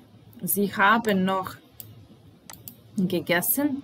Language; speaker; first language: German; non-native, fluent; Serbian